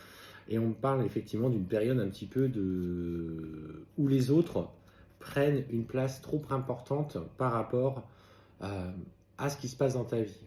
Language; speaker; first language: French; native; French